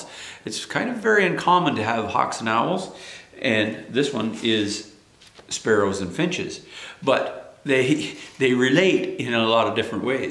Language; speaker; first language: English; native; English